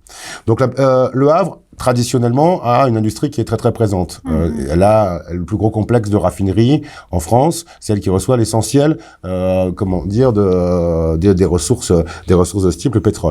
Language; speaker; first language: French; native; French